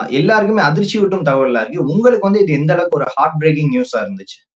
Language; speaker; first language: Tamil; native; Tamil